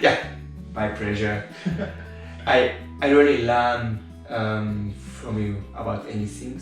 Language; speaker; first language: English; non-native, learner; Japanese